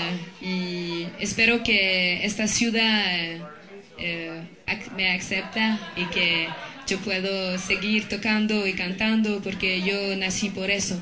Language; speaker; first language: Spanish; non-native, learner; French